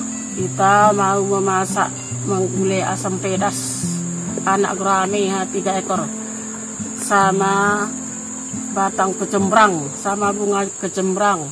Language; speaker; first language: Indonesian; non-native, local second language; Minangkabau